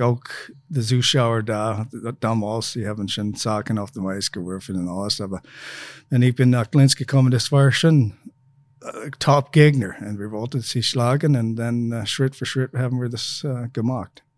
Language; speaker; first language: German; non-native, fluent; English